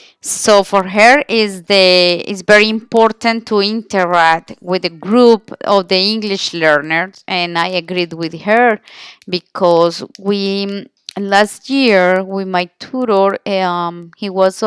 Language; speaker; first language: English; non-native, learner; Spanish